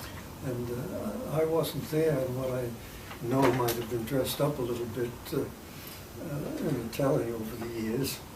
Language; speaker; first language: English; native; English